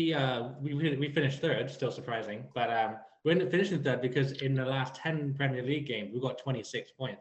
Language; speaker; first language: English; native; English